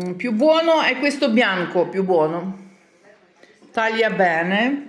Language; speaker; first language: Italian; non-native, learner; Ukrainian